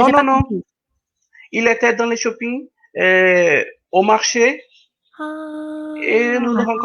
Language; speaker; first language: French; non-native, learner; Portuguese